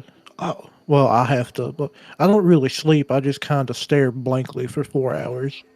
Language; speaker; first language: English; native; English